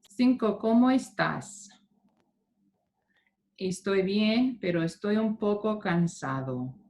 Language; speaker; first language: Spanish; non-native, fluent; English